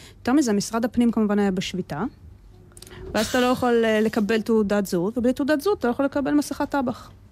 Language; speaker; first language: Hebrew; early bilingual, other home language; Russian